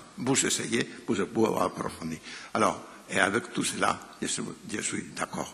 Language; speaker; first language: French; non-native, fluent; Spanish